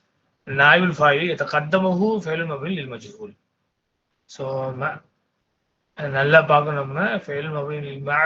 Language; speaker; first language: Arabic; non-native, fluent; Tamil